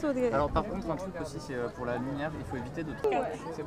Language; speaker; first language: French; native; French